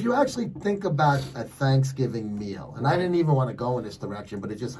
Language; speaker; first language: English; native; English